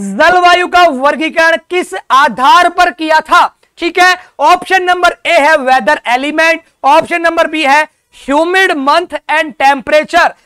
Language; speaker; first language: Hindi; native; Hindi